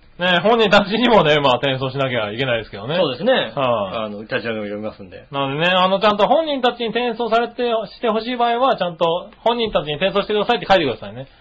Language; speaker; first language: Japanese; native; Japanese